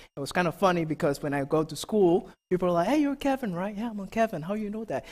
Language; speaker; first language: English; non-native, fluent; Papiamento